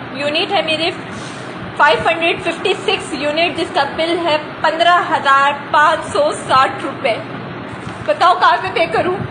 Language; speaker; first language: Urdu; native; Urdu